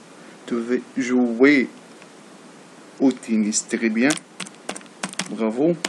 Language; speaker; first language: French; non-native, learner; Arabic